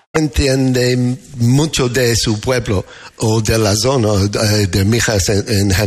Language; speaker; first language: Spanish; non-native, fluent; English